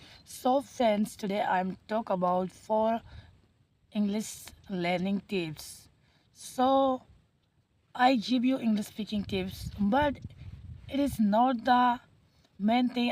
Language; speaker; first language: English; non-native, learner; Hindi